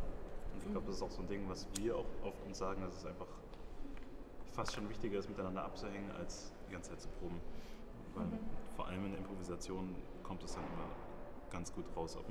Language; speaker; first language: German; native; German